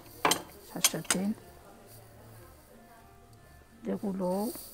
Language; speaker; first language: French; non-native, local second language; Arabic